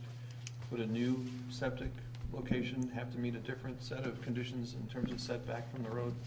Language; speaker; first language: English; native; English